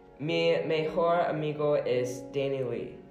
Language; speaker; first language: Spanish; non-native, learner; English